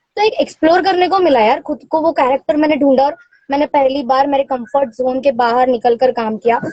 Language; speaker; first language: Hindi; non-native, local second language; Marathi